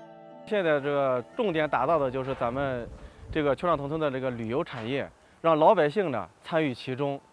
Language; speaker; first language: Chinese; native; Chinese